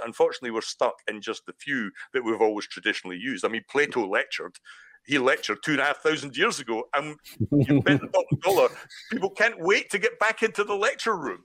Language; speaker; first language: English; native; English